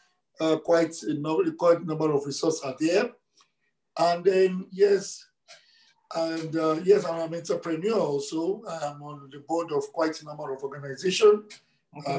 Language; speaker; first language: English; non-native, local second language; Yoruba